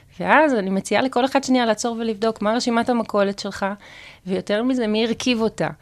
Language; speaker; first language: Hebrew; native; Hebrew